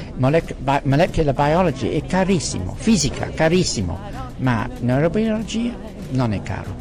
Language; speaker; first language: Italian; non-native, learner; English